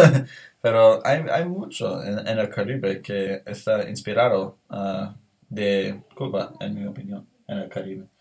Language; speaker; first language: Spanish; non-native, learner; English